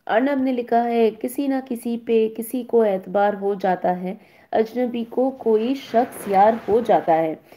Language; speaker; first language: Hindi; non-native, local second language; Bangla